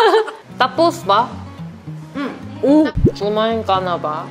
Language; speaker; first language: Filipino; non-native, learner; Korean